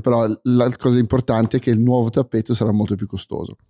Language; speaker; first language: Italian; non-native, fluent; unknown